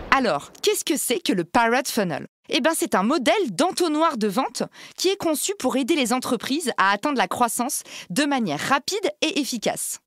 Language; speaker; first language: French; native; French